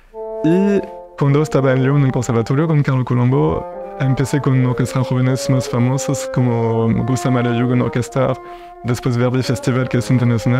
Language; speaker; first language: Spanish; non-native, fluent; French